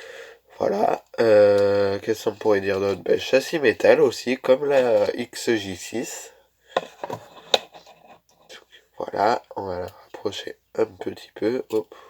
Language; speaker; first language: French; native; French